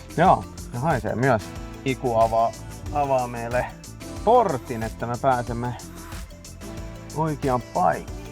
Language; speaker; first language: Finnish; non-native, fluent; Swedish